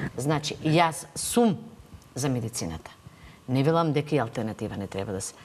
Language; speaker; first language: Macedonian; native; Macedonian